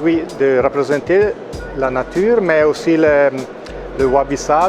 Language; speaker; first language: French; non-native, local second language; Italian